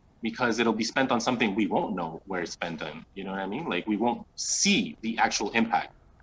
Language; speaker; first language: English; native; English